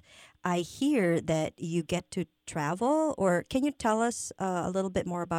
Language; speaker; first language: English; non-native, local second language; Filipino